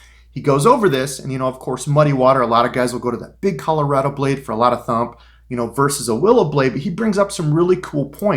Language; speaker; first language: English; native; English